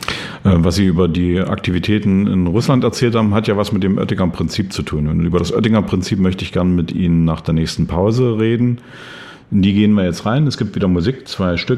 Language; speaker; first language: German; native; German